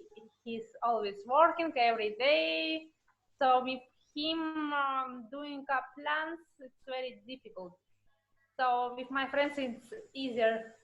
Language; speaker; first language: English; non-native, learner; Russian